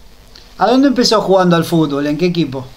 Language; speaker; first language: Spanish; native; Spanish